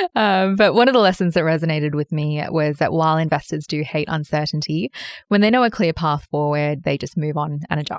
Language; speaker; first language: English; native; English